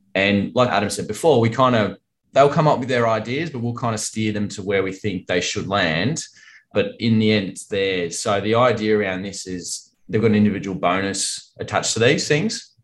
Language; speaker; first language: English; native; English